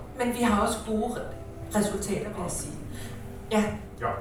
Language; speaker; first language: Swedish; non-native, learner; Danish